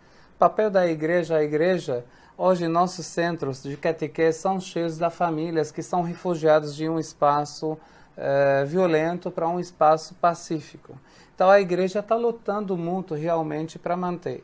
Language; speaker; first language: Portuguese; non-native, fluent; Arabic